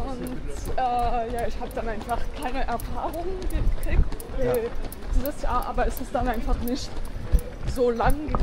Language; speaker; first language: German; non-native, fluent; French